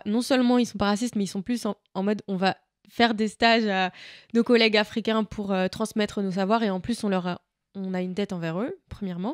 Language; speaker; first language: French; native; French